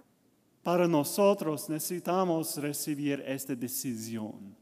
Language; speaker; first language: Spanish; non-native, learner; English